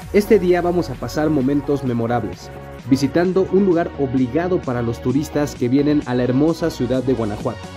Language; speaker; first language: Spanish; native; Spanish